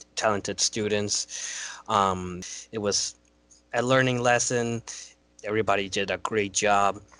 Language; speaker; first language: English; non-native, fluent; Spanish